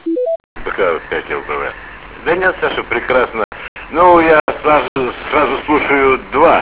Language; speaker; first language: Russian; native; Russian